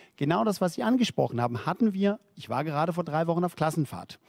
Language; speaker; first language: German; non-native, fluent; Danish